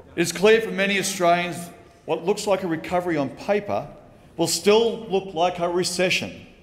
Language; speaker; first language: English; native; English